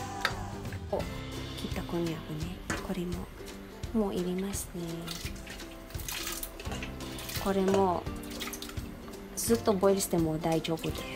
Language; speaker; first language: Japanese; non-native, fluent; Filipino